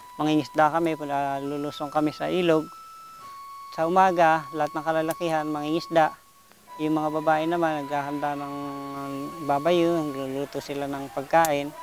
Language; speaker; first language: Filipino; non-native, local second language; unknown